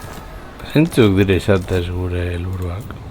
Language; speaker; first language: Basque; native; Basque